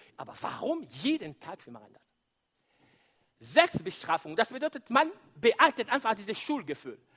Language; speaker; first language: German; non-native, fluent; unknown